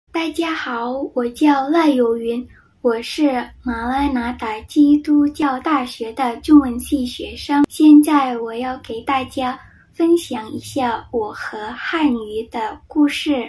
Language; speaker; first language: Chinese; non-native, fluent; Indonesian